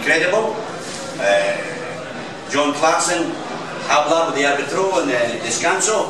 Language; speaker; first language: Spanish; non-native, learner; English